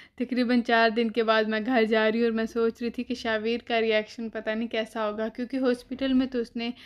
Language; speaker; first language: Urdu; native; Urdu